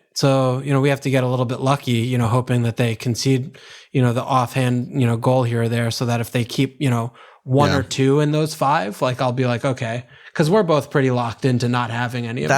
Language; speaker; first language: English; native; English